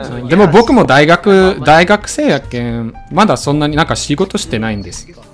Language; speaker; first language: Japanese; non-native, fluent; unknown